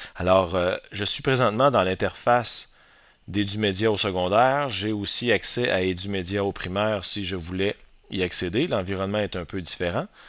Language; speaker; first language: French; native; French